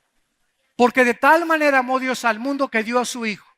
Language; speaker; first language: Spanish; native; Spanish